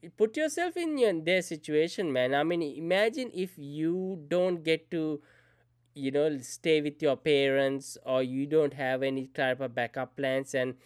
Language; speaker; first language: English; non-native, local second language; Sinhala